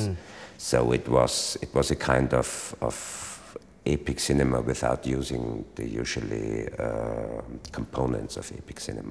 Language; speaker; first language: English; non-native, fluent; German